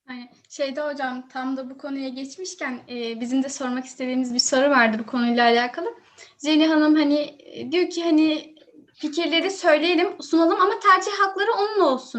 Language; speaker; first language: Turkish; native; Turkish